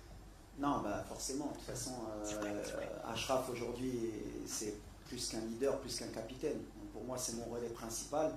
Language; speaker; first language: French; native; French